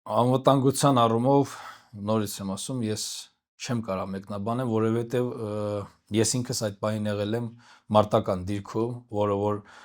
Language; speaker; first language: Armenian; native; Armenian